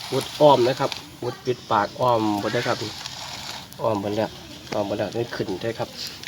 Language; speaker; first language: Thai; native; Thai